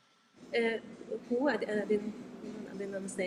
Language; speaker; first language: English; non-native, learner; Italian